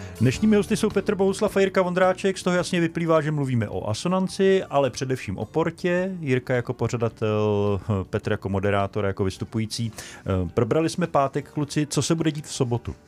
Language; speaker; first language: Czech; native; Czech